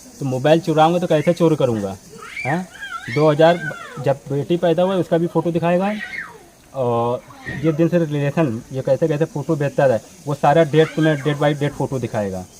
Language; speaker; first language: Hindi; native; Hindi